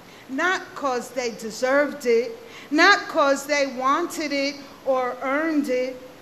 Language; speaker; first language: English; early bilingual, other home language; Spanish